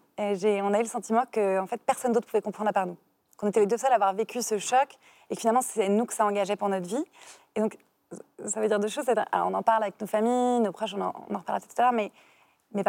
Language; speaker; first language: French; native; French